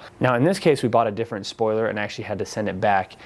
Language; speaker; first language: English; native; English